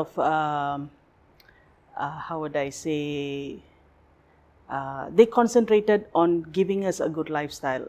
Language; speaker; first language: English; non-native, local second language; Tamil